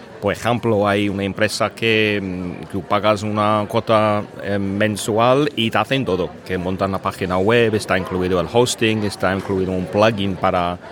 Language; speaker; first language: Spanish; non-native, fluent; English